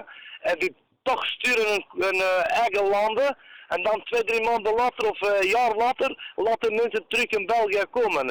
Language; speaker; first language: Dutch; non-native, learner; Turkish